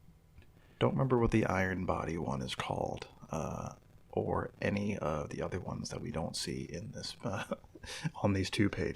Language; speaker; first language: English; native; English